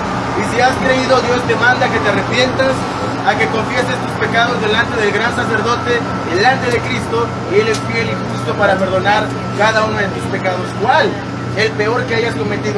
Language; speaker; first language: Spanish; native; Spanish